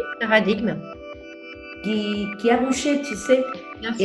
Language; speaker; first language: French; non-native, learner; Spanish